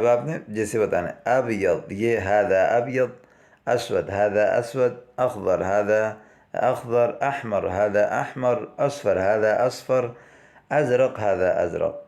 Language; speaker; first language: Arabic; non-native, fluent; Urdu